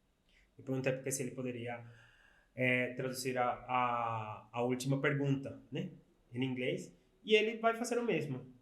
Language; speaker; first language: Portuguese; non-native, fluent; Spanish